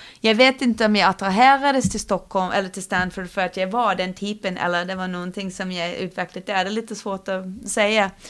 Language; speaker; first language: Swedish; non-native, fluent; English